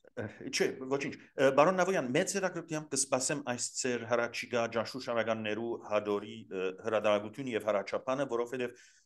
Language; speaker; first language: Armenian; early bilingual, heritage; Armenian